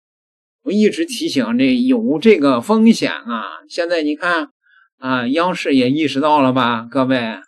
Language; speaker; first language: Chinese; native; Chinese